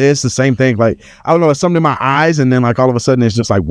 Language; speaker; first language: English; native; English